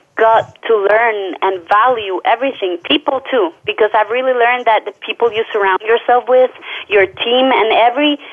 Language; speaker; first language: English; non-native, fluent; Spanish